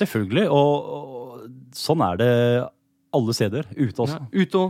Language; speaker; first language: Norwegian; native; Norwegian